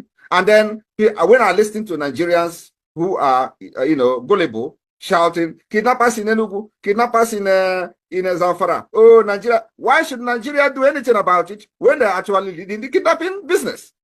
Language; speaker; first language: English; non-native, local second language; Igbo